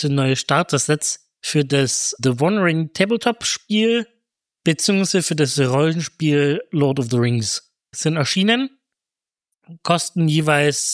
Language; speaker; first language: German; native; German